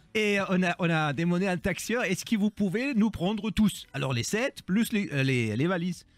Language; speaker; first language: French; non-native, fluent; German